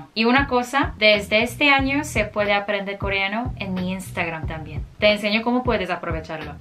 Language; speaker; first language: Spanish; non-native, fluent; Korean